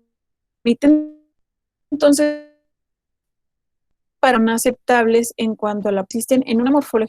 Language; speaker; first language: Spanish; native; Spanish